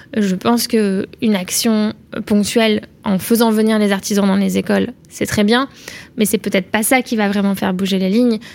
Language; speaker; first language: French; native; French